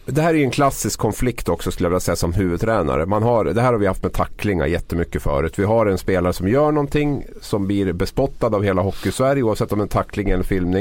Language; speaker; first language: Swedish; native; Swedish